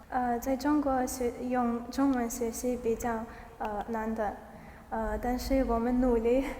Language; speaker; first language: Chinese; non-native, learner; Turkmen